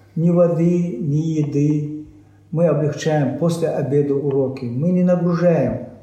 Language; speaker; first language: Russian; non-native, local second language; Chechen